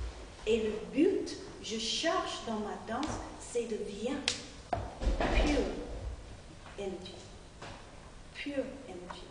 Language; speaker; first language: French; non-native, learner; English